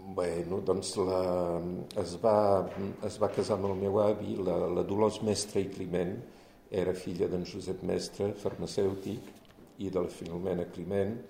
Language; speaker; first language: Catalan; early bilingual, heritage; Catalan